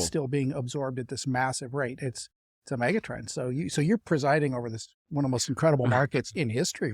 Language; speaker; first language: English; native; English